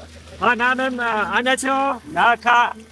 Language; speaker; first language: Korean; non-native, learner; Vietnamese